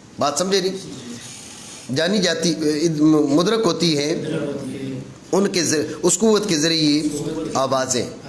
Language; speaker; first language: Urdu; non-native, local second language; Punjabi